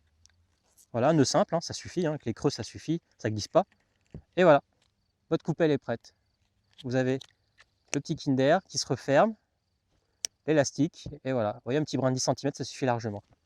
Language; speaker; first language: French; native; French